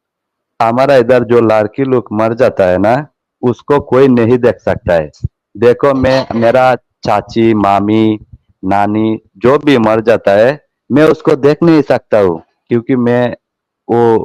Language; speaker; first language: Hindi; non-native, learner; Bangla